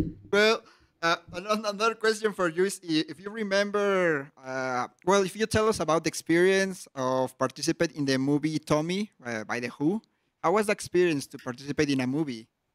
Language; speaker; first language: English; non-native, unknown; Spanish